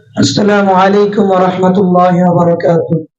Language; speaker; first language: Arabic; non-native, learner; Bangla